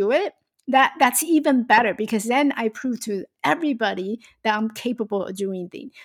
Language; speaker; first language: English; non-native, fluent; Chinese